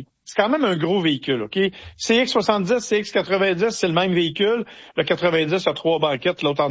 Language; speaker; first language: French; native; French